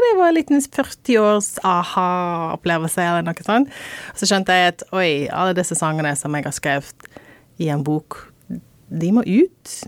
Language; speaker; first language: Norwegian; non-native, fluent; English